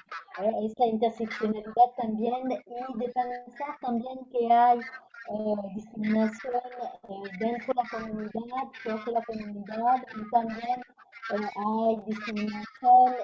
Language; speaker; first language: Spanish; non-native, fluent; French